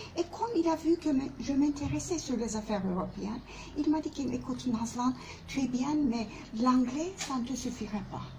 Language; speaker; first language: French; non-native, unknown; Turkish